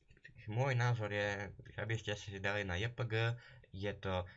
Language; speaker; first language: Slovak; native; Slovak